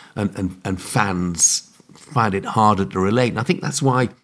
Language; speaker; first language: English; native; English